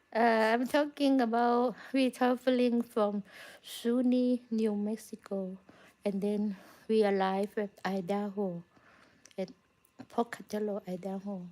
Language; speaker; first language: English; non-native, learner; Thai